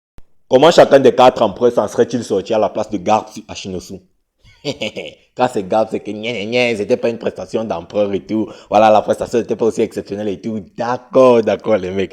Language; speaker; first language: French; native; French